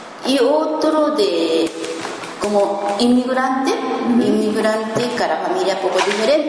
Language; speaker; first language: Spanish; non-native, learner; Japanese